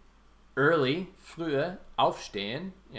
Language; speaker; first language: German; non-native, fluent; English